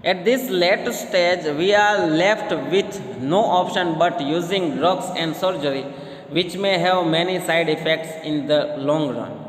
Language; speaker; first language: English; non-native, local second language; Gujarati